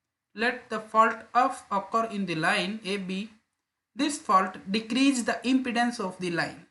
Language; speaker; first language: English; non-native, local second language; Hindi